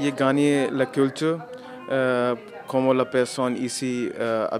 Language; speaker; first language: French; non-native, learner; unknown